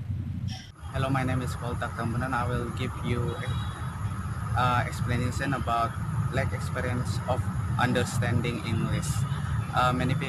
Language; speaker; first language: English; non-native, learner; Indonesian